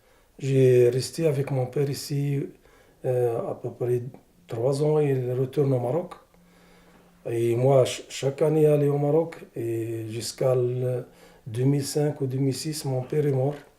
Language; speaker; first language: French; non-native, learner; Arabic